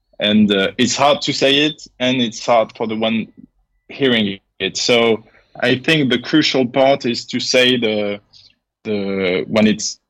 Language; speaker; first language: English; non-native, fluent; French